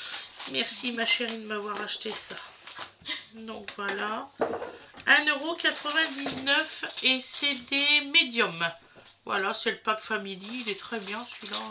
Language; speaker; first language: French; native; French